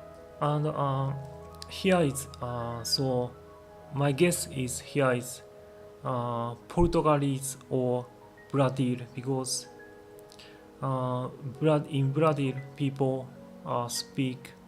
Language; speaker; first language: English; non-native, learner; Japanese